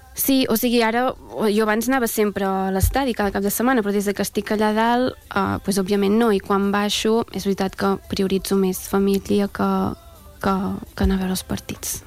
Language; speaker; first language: Catalan; native; Catalan